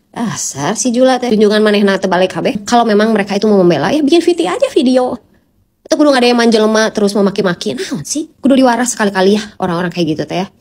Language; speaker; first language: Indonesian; native; Indonesian